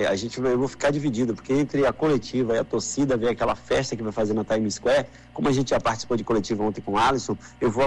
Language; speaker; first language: Portuguese; native; Portuguese